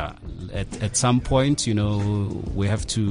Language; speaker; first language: English; non-native, local second language; Zulu